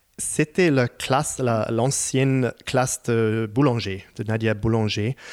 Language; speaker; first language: French; non-native, fluent; Hebrew